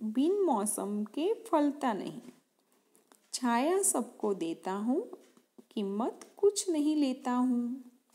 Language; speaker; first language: Hindi; non-native, local second language; Gujarati